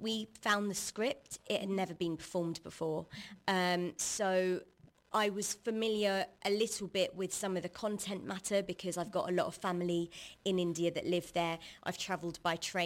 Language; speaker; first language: English; native; English